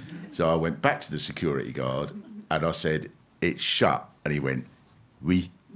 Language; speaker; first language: English; native; English